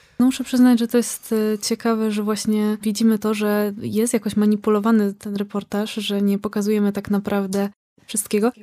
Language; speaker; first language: Polish; native; Polish